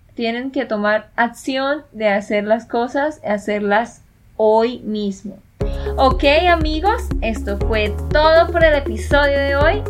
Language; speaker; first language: Spanish; native; Spanish